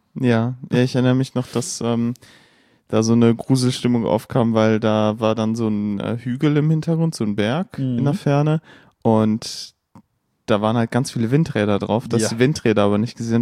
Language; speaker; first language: German; native; German